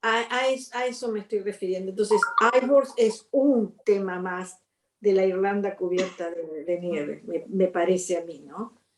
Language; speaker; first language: Spanish; native; Spanish